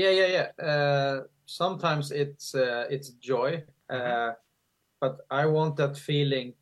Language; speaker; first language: English; non-native, fluent; Swedish